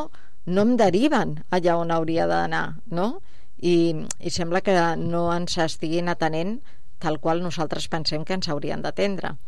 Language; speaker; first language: Catalan; native; Catalan